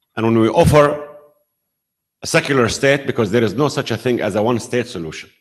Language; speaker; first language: English; non-native, fluent; Arabic